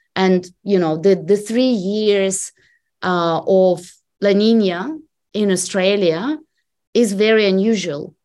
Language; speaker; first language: English; non-native, fluent; Russian